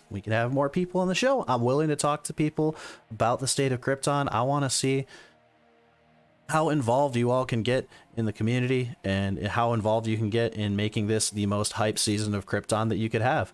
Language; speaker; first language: English; native; English